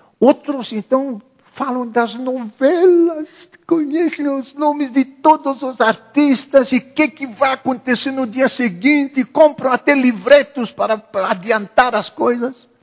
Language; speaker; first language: Portuguese; non-native, fluent; Arabic